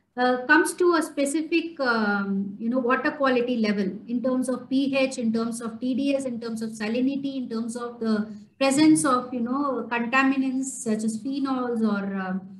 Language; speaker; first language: English; non-native, local second language; Tamil